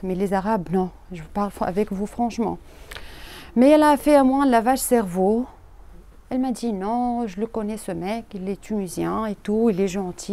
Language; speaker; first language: French; non-native, learner; Arabic